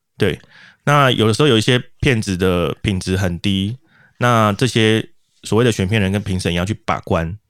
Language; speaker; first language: Chinese; native; Chinese